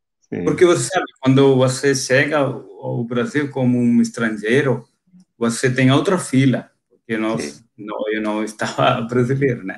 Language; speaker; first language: Portuguese; non-native, local second language; Hindi